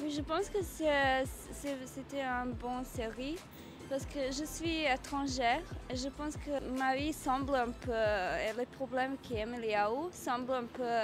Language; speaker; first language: French; non-native, learner; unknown